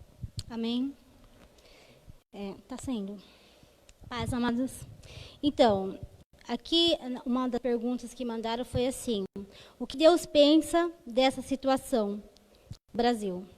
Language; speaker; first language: Portuguese; native; Portuguese